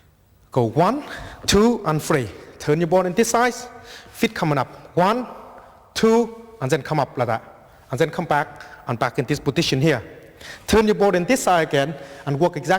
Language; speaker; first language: English; non-native, fluent; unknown